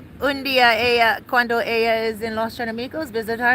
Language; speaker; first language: Spanish; non-native, learner; English